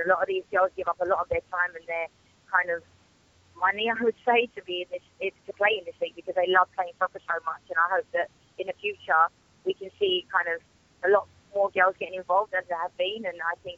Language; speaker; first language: English; native; English